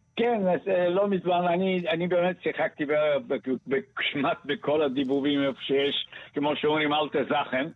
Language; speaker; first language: Hebrew; non-native, fluent; Bulgarian